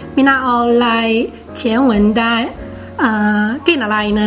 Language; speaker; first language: Finnish; non-native, learner; Chinese